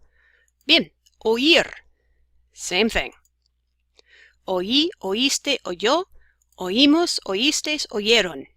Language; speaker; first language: Spanish; non-native, fluent; English